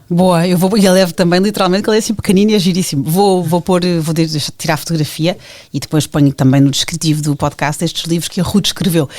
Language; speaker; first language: Portuguese; native; Portuguese